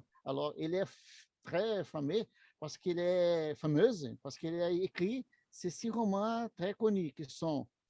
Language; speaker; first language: French; non-native, learner; Portuguese